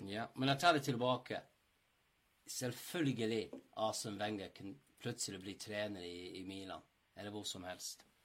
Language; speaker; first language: Norwegian; non-native, fluent; English